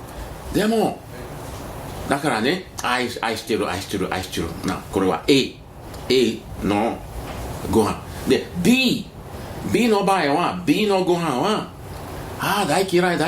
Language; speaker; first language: Japanese; non-native, learner; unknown